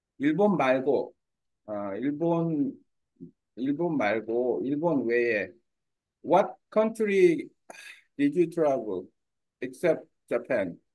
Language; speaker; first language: English; non-native, learner; Korean